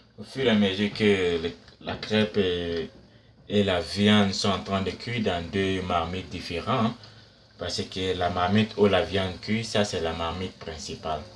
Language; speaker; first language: French; non-native, local second language; Susu